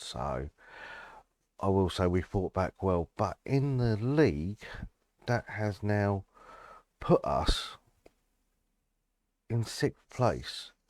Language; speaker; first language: English; native; English